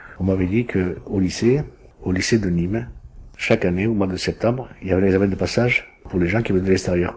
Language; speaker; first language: French; early bilingual, other home language; Spanish